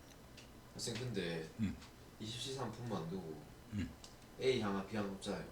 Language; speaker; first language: Korean; native; Korean